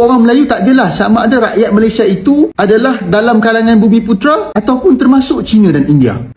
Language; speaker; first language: Malay; native; Malay